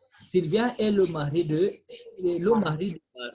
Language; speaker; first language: French; non-native, fluent; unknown